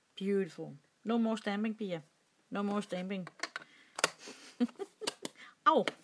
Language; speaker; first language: English; non-native, learner; Danish